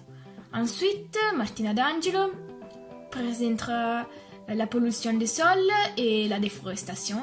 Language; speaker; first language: French; non-native, learner; Italian